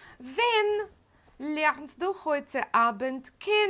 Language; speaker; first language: German; non-native, fluent; Russian